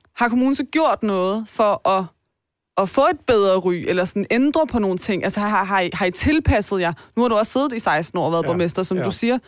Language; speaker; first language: Danish; early bilingual, other home language; Persian